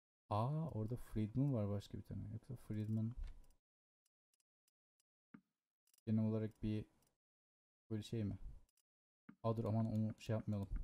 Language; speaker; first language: Turkish; native; Turkish